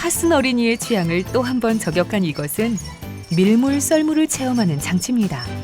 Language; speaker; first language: Korean; native; Korean